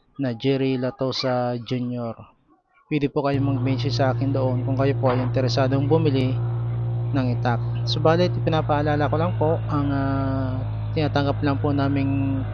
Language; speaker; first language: Filipino; non-native, local second language; Bikol